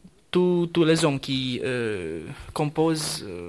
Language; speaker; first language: French; non-native, fluent; Romanian